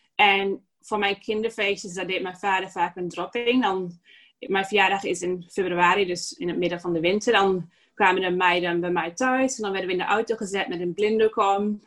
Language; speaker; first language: Dutch; native; Dutch